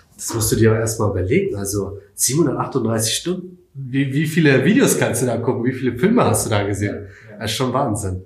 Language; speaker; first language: German; native; German